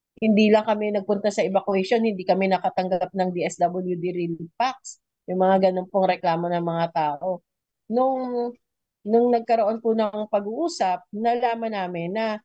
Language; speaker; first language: Filipino; native; Filipino